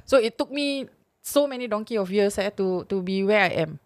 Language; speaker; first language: English; non-native, local second language; Malay